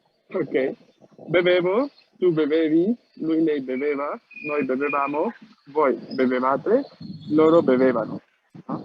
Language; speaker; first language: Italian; non-native, fluent; Spanish